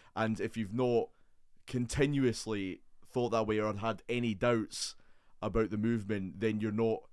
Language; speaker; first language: English; native; English